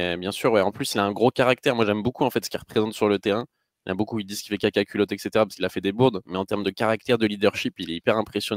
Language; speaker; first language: French; native; French